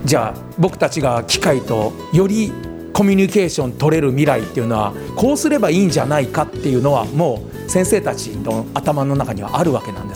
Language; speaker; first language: Japanese; native; Japanese